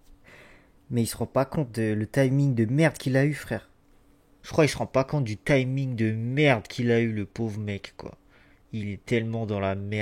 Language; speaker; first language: French; native; French